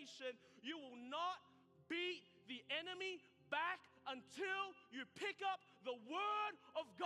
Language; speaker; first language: English; native; English